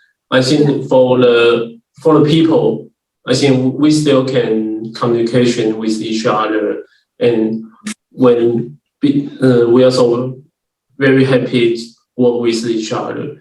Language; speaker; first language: English; non-native, learner; Chinese